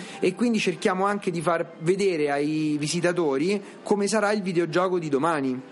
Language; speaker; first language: Italian; native; Italian